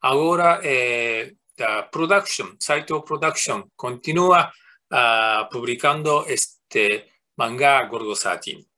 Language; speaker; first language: Spanish; non-native, fluent; Japanese